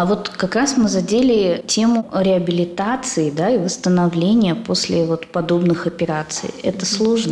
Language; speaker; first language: Russian; native; Russian